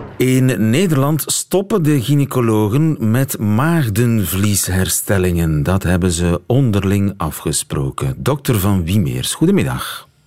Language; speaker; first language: Dutch; native; Dutch